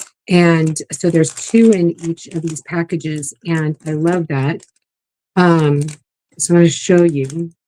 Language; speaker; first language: English; native; English